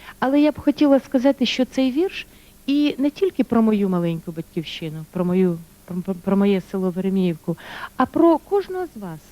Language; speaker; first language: Ukrainian; native; Ukrainian